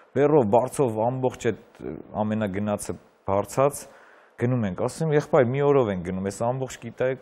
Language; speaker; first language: Armenian; native; Armenian